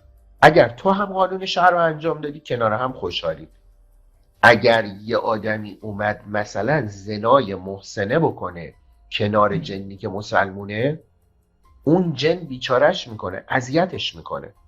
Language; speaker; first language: Persian; native; Persian